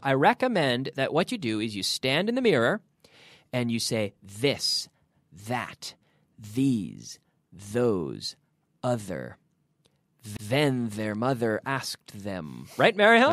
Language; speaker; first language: English; native; English